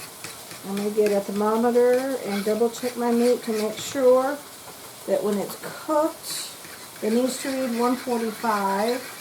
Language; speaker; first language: English; native; English